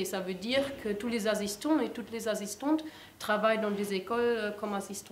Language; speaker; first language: French; non-native, fluent; German